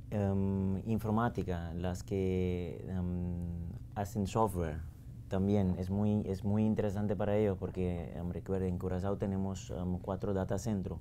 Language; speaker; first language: Spanish; non-native, fluent; Papiamento